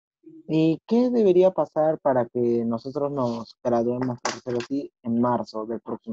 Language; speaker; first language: Spanish; native; Spanish